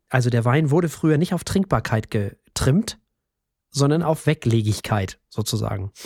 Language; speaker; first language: German; native; German